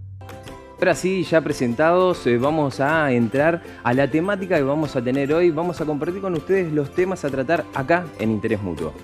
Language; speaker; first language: Spanish; native; Spanish